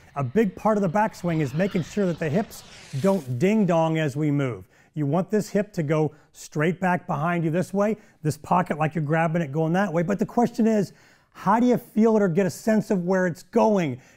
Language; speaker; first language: English; native; English